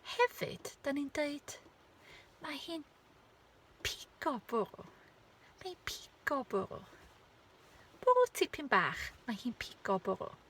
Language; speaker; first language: Welsh; native; Welsh